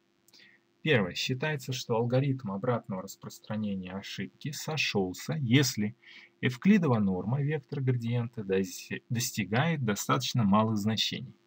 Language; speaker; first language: Russian; native; Russian